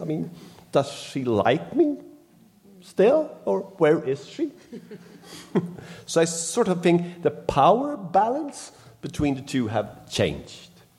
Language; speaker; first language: English; non-native, fluent; Swedish